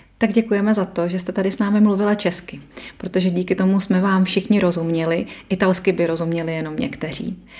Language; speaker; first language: Czech; native; Czech